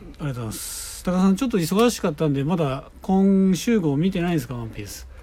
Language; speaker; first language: Japanese; native; Japanese